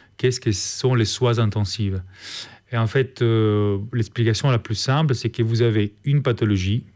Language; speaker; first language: French; non-native, fluent; Italian